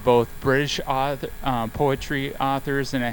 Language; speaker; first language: English; native; English